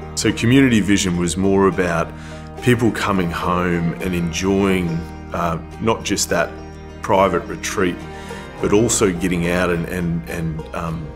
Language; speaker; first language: English; native; English